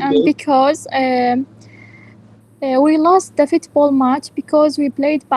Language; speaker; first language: English; non-native, learner; Arabic